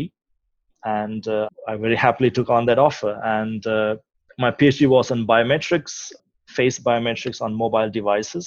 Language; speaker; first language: English; non-native, local second language; Sinhala